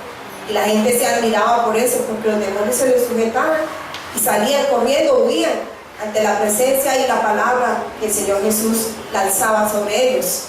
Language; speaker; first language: Spanish; native; Spanish